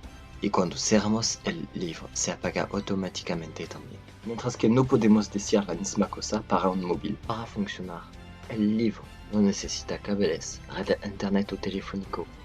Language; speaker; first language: Spanish; non-native, learner; French